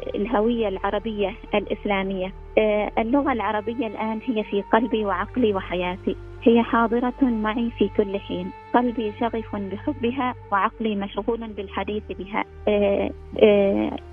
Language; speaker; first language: Arabic; native; Arabic